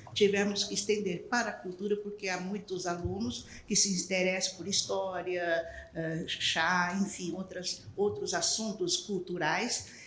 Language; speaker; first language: Portuguese; non-native, local second language; Japanese